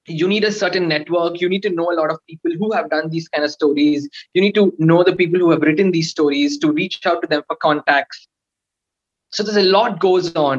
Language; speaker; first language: English; non-native, local second language; Tamil